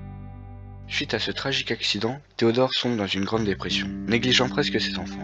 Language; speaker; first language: French; native; French